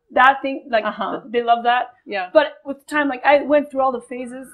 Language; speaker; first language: English; non-native, fluent; Spanish